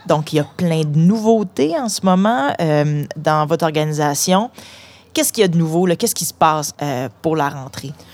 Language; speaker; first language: French; native; French